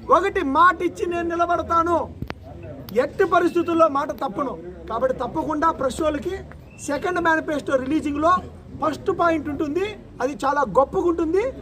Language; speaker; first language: Telugu; native; Telugu